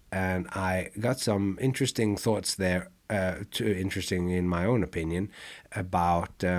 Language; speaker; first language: English; non-native, fluent; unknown